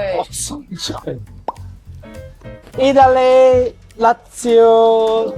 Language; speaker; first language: Cantonese; non-native, learner; Italian